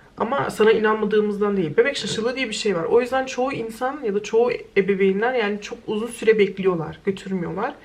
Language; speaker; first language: Turkish; early bilingual, heritage; Turkish